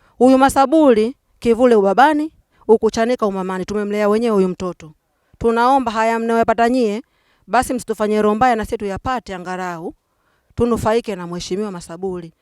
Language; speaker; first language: Swahili; native; Swahili